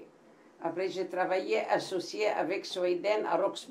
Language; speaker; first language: French; non-native, local second language; Arabic